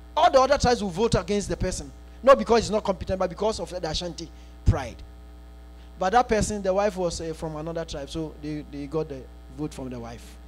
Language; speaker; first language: English; non-native, local second language; Akan